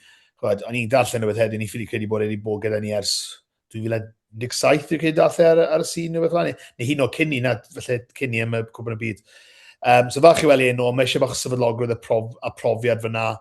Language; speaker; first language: Welsh; native; Welsh